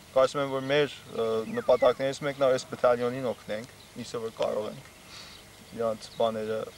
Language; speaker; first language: Armenian; early bilingual, heritage; Armenian